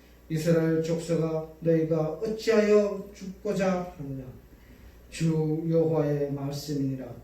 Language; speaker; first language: Korean; native; Korean